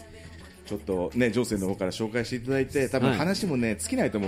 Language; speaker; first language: Japanese; native; Japanese